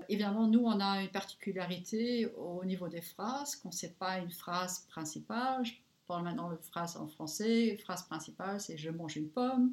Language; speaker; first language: French; non-native, local second language; Luxembourgish